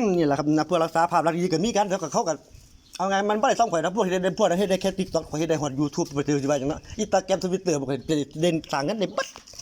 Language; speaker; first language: Thai; native; Thai